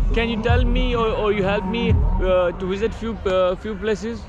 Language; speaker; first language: English; non-native, learner; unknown